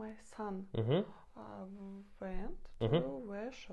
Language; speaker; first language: English; non-native, learner; Russian